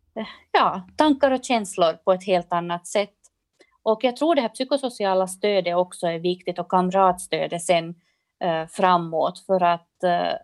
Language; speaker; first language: Swedish; native; Swedish